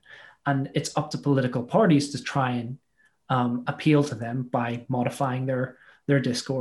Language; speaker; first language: English; native; English